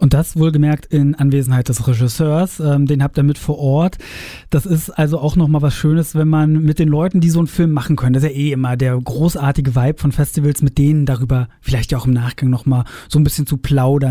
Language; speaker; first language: German; native; German